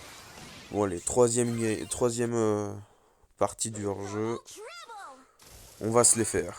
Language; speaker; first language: French; native; French